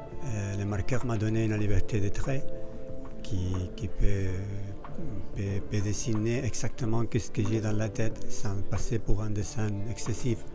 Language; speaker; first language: French; non-native, fluent; Spanish